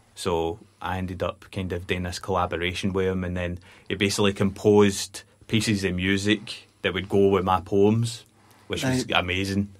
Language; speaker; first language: English; native; English